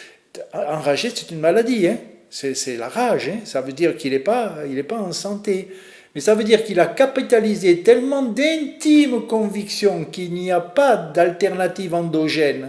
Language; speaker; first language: French; native; French